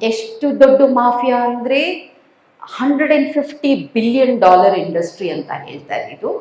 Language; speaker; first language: Kannada; non-native, local second language; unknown